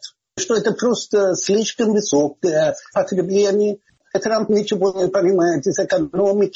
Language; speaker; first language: Russian; non-native, fluent; Swedish